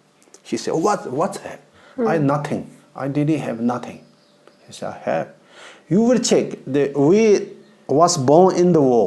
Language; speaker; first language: English; non-native, learner; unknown